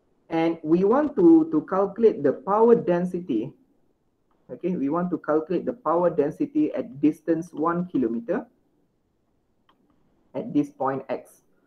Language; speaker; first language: English; non-native, local second language; Malay